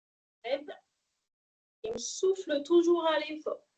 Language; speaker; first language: French; native; French